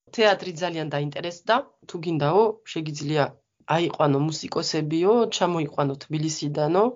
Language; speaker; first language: Georgian; non-native, fluent; French